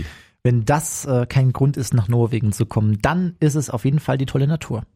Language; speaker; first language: German; native; German